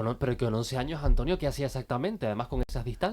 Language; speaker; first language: Spanish; native; Spanish